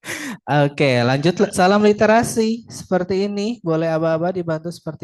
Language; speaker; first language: Indonesian; native; Indonesian